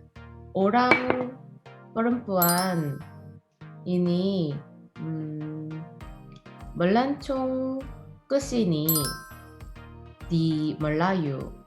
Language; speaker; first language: Indonesian; non-native, learner; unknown